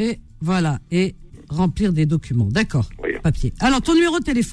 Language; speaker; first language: French; native; French